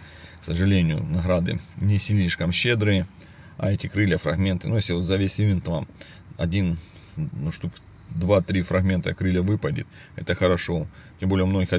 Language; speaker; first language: Russian; native; Russian